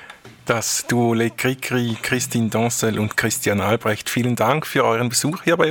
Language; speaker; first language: German; native; German